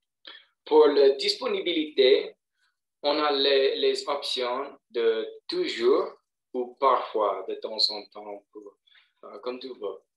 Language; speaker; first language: French; non-native, fluent; English